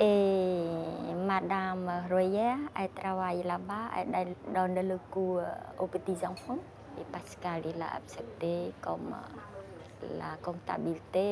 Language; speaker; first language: French; non-native, fluent; Khmer